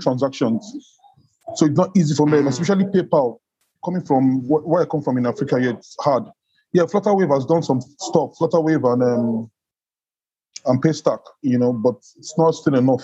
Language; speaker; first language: English; non-native, local second language; Yoruba